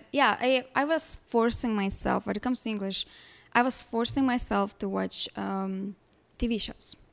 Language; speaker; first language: English; non-native, fluent; Lithuanian